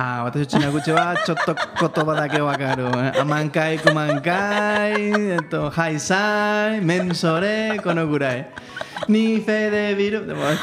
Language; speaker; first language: Japanese; non-native, learner; Catalan